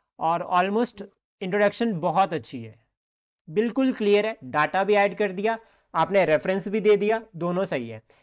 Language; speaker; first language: Hindi; native; Hindi